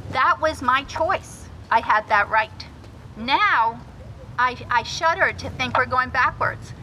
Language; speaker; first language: English; early bilingual, other home language; Spanish